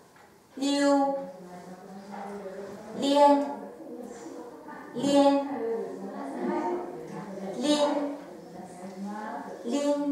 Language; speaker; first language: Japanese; non-native, fluent; Chinese